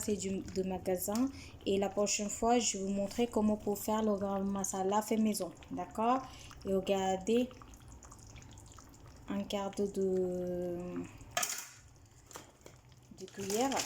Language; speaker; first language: French; non-native, fluent; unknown